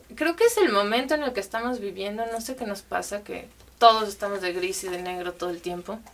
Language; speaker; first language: Spanish; native; Spanish